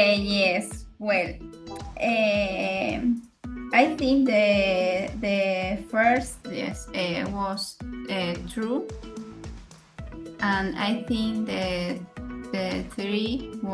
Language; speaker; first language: English; non-native, learner; Spanish